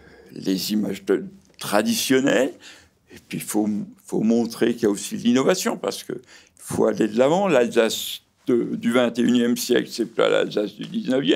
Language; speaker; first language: French; native; French